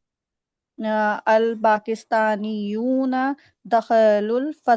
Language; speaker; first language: Arabic; non-native, learner; Urdu